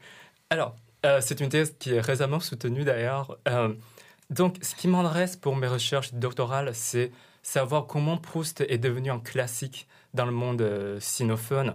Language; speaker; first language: French; non-native, fluent; Chinese